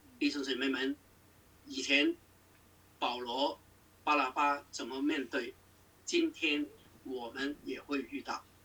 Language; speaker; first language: Chinese; non-native, local second language; Cantonese